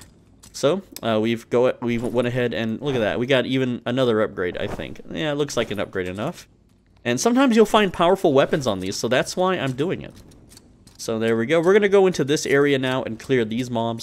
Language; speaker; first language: English; native; English